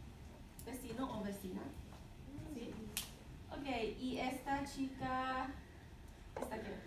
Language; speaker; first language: Spanish; non-native, fluent; English